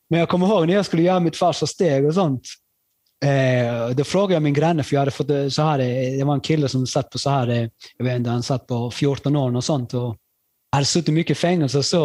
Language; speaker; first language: Swedish; early bilingual, other home language; Spanish